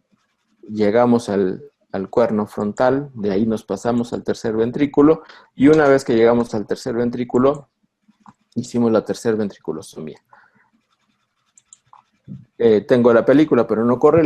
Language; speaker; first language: Spanish; native; Spanish